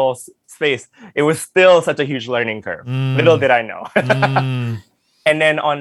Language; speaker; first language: English; early bilingual, other home language; Indonesian